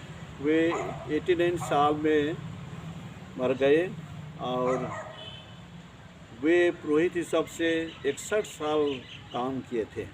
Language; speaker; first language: Hindi; non-native, local second language; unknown